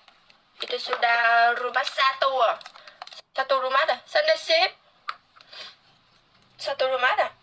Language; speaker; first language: Indonesian; non-native, learner; Vietnamese